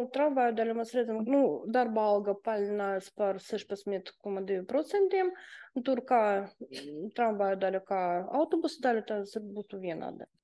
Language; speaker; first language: Latvian; non-native, local second language; Russian